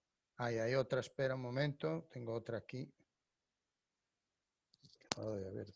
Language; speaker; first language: Spanish; native; Spanish